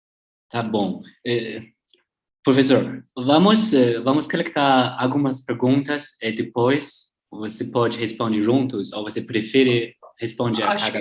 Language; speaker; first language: Portuguese; non-native, learner; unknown